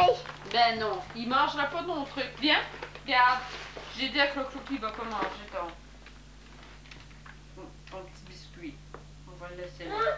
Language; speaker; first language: French; native; French